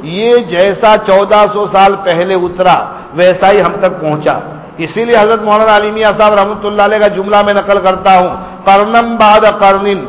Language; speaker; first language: Urdu; non-native, local second language; Gujarati